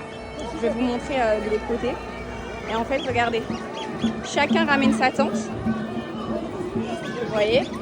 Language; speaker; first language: French; native; French